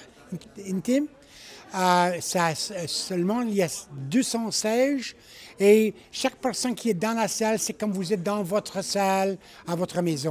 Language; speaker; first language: French; non-native, learner; English